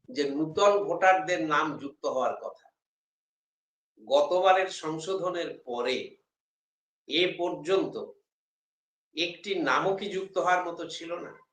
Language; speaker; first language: Bangla; native; Bangla